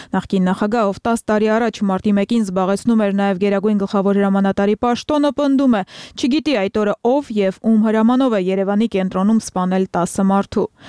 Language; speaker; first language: Armenian; native; Armenian